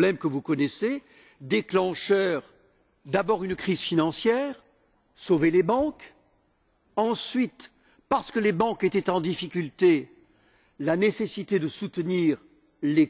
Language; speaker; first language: French; native; French